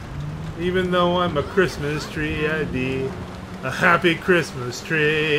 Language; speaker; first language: English; native; English